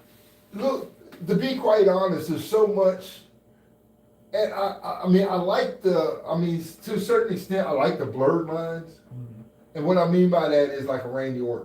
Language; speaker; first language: English; native; English